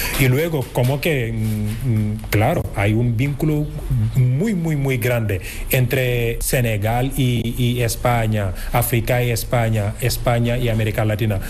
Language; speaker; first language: Spanish; non-native, fluent; Wolof